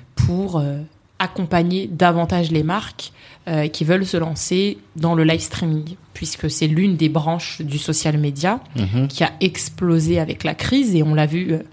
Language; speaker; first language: French; native; French